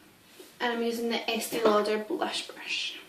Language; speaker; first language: English; native; English